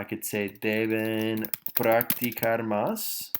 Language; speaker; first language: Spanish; non-native, fluent; English